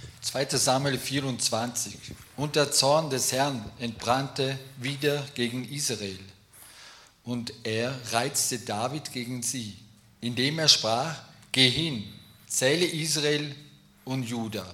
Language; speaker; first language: German; native; German